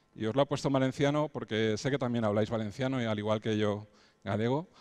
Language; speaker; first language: Spanish; native; Spanish